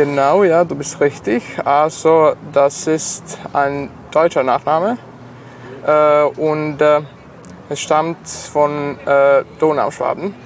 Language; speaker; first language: German; non-native, local second language; Serbian